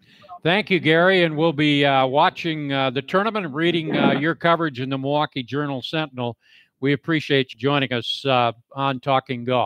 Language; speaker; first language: English; native; English